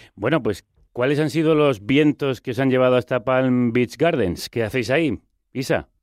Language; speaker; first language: Spanish; native; Spanish